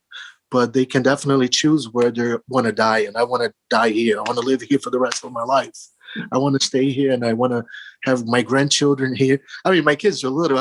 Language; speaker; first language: English; early bilingual, other home language; Portuguese